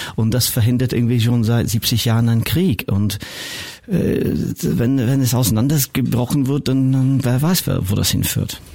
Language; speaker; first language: German; non-native, fluent; English